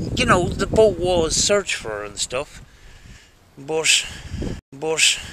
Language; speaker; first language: English; native; English